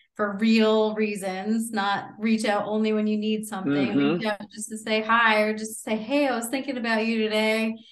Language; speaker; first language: English; native; English